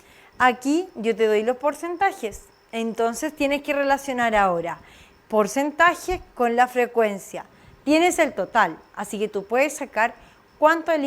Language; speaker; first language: Spanish; native; Spanish